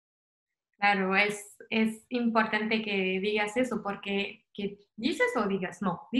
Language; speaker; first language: Spanish; non-native, fluent; French